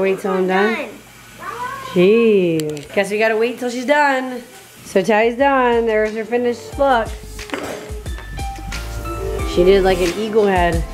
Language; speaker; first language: English; native; English